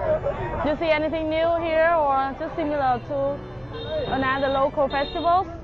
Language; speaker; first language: English; non-native, learner; Vietnamese